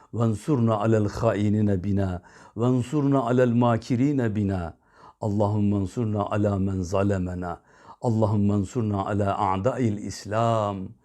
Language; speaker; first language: Arabic; non-native, fluent; Turkish